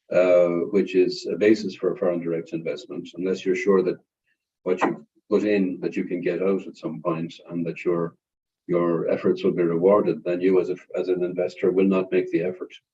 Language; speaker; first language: English; non-native, fluent; Irish